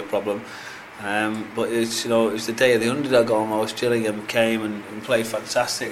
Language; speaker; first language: English; native; English